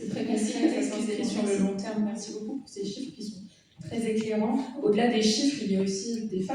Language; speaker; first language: French; native; French